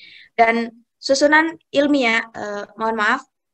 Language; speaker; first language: Indonesian; native; Indonesian